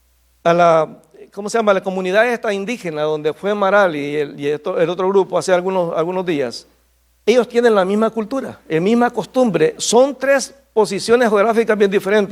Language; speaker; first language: Spanish; native; Spanish